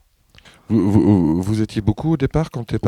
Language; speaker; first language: French; native; French